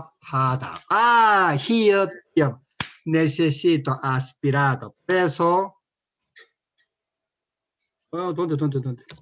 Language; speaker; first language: Spanish; non-native, learner; Korean